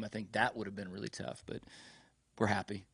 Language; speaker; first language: English; native; English